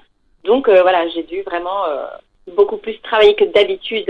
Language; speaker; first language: French; native; French